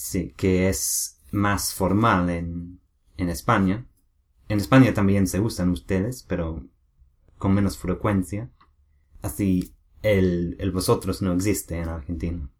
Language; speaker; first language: Spanish; non-native, learner; English